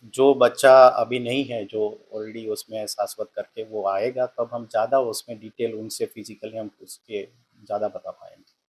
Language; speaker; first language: Hindi; non-native, local second language; Gujarati